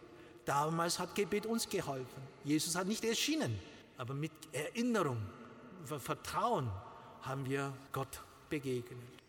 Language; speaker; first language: German; non-native, learner; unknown